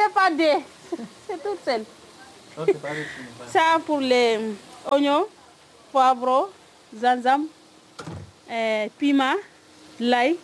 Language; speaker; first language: French; non-native, learner; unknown